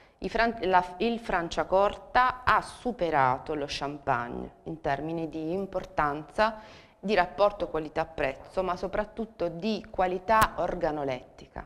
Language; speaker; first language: Italian; native; Italian